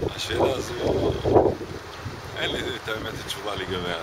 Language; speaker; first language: Hebrew; non-native, local second language; Arabic